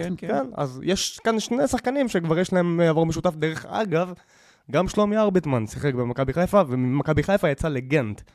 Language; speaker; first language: Hebrew; native; Hebrew